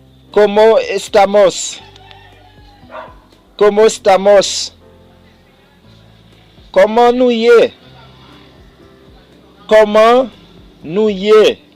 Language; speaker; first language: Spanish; non-native, fluent; Haitian Creole